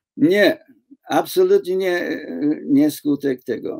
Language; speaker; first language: Polish; non-native, fluent; English